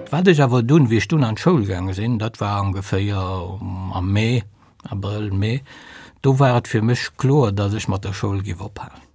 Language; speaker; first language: Luxembourgish; native; Luxembourgish